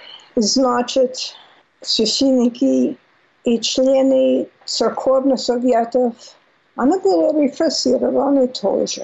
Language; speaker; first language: Russian; non-native, fluent; English